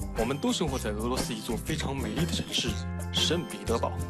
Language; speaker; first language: Chinese; native; Chinese